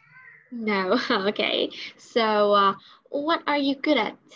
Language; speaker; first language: English; non-native, learner; Vietnamese